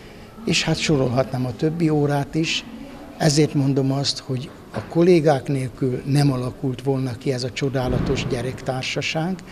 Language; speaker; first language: Hungarian; native; Hungarian